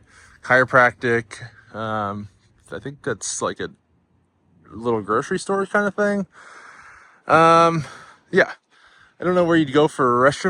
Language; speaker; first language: English; native; English